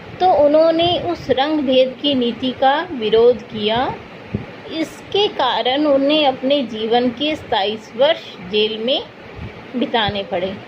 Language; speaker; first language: Hindi; native; Hindi